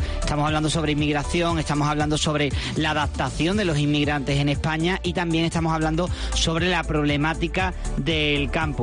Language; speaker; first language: Spanish; native; Spanish